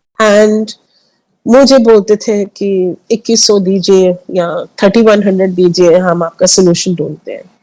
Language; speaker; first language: Hindi; early bilingual, heritage; Hindi